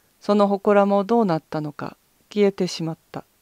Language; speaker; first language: Japanese; native; Japanese